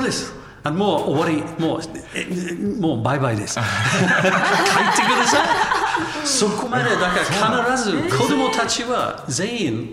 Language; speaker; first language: Japanese; non-native, learner; English